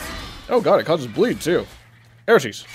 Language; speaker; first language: English; native; English